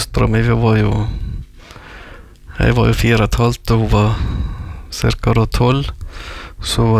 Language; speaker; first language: Norwegian; native; Norwegian